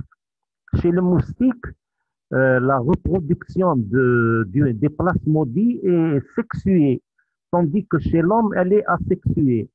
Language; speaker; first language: French; non-native, local second language; Arabic